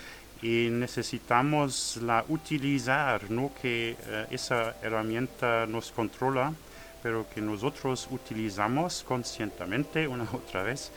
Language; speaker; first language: Spanish; non-native, learner; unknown